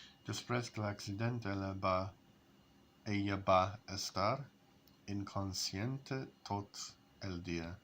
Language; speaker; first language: Catalan; non-native, learner; English